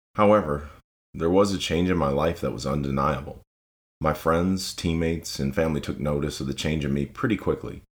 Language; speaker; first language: English; native; English